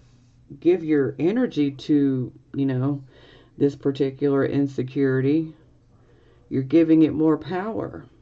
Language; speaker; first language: English; native; English